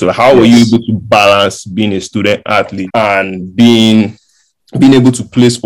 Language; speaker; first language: English; non-native, local second language; Yoruba